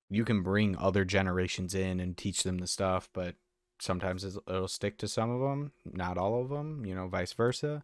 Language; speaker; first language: English; native; English